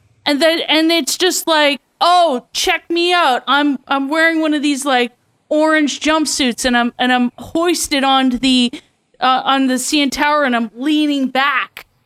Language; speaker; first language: English; native; English